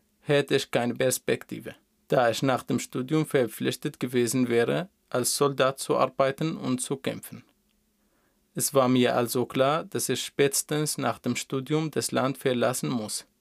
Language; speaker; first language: German; non-native, fluent; Arabic